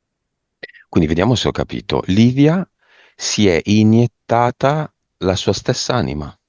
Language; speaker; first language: Italian; native; Italian